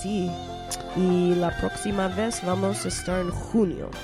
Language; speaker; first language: Spanish; non-native, learner; English